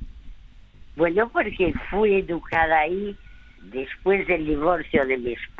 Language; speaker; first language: Spanish; early bilingual, other home language; French